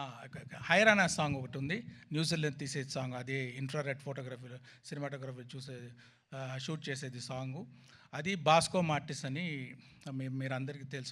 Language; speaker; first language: Telugu; non-native, fluent; Tamil